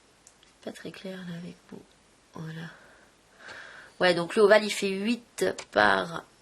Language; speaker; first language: French; native; French